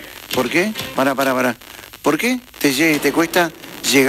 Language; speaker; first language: Spanish; native; Spanish